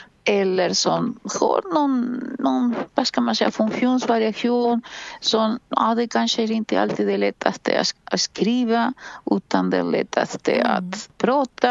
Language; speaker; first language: Swedish; non-native, fluent; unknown